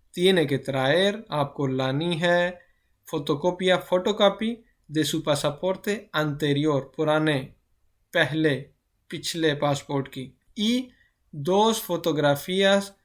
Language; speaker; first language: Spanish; non-native, fluent; Urdu